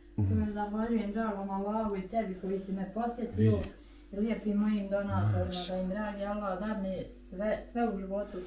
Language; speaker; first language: Bosnian; native; Bosnian